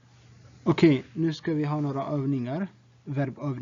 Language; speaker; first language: Swedish; non-native, fluent; Tigrinya